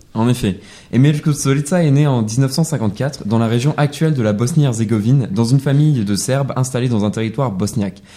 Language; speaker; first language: French; native; French